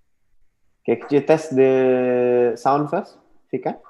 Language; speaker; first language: English; non-native, local second language; Indonesian